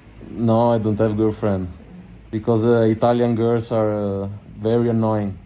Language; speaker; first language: English; non-native, learner; Italian